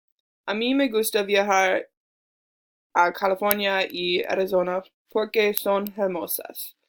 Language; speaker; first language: Spanish; non-native, learner; English